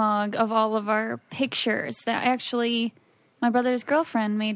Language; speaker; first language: English; native; English